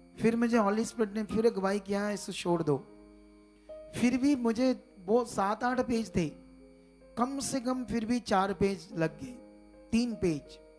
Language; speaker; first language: Hindi; non-native, local second language; Punjabi